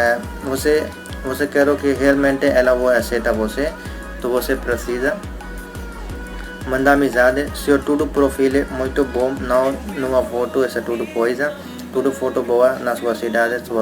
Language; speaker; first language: Portuguese; non-native, learner; Hindi